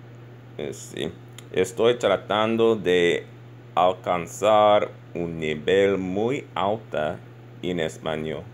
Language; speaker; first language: Spanish; non-native, learner; English